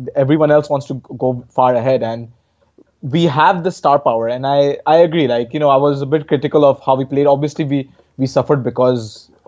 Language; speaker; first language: English; non-native, local second language; Hindi